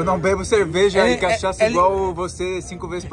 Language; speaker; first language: Portuguese; native; Portuguese